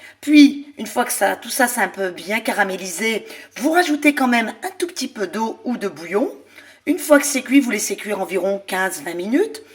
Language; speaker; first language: French; native; French